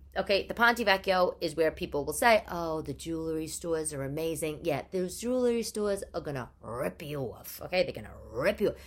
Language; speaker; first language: English; early bilingual, other home language; Italian